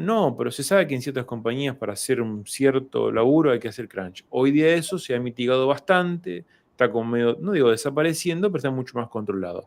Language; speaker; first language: Spanish; native; Spanish